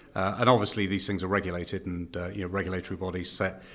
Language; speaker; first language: English; native; English